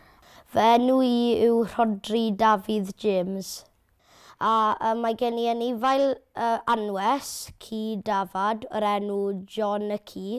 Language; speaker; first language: Welsh; native; Welsh